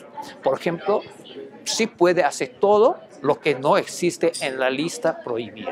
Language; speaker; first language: Spanish; non-native, fluent; Chinese